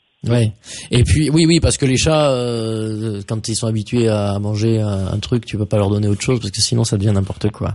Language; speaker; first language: French; native; French